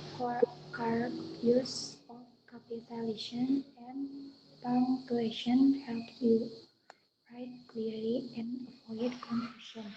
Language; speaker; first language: English; non-native, learner; Indonesian